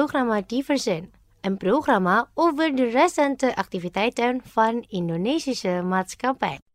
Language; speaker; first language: Dutch; non-native, fluent; Indonesian